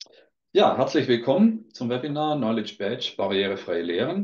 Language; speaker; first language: German; native; German